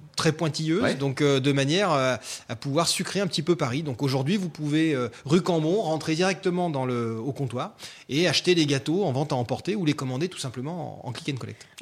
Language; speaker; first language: French; native; French